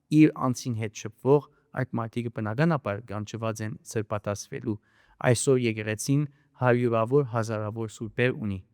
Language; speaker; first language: Armenian; early bilingual, heritage; Armenian